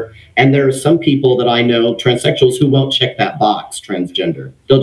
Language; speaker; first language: English; native; English